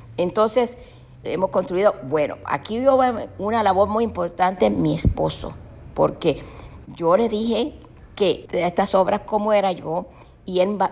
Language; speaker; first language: Spanish; native; Spanish